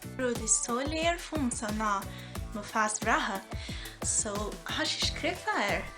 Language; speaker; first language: Irish; non-native, fluent; Portuguese